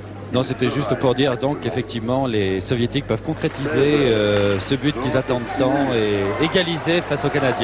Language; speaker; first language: French; native; French